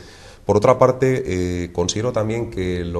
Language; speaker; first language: Spanish; native; Spanish